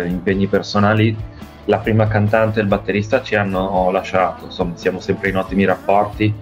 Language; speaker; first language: Italian; native; Italian